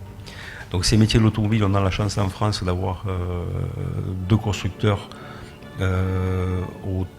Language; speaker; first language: French; native; French